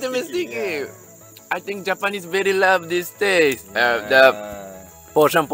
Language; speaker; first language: English; non-native, learner; Japanese